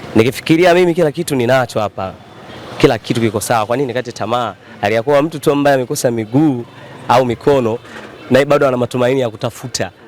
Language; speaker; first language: Swahili; native; Swahili